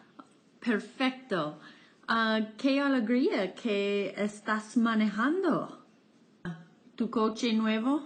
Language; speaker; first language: Spanish; non-native, fluent; English